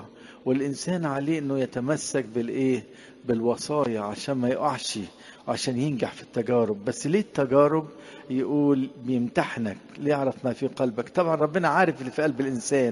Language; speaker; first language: Arabic; native; Arabic